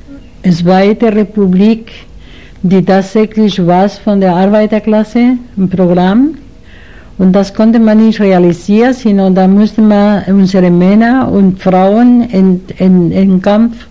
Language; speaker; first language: German; non-native, learner; Spanish